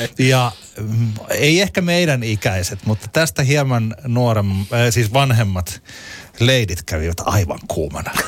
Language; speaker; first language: Finnish; native; Finnish